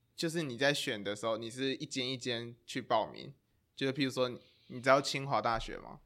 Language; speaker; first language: Chinese; native; Chinese